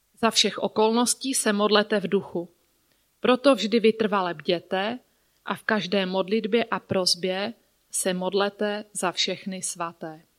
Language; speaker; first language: Czech; native; Czech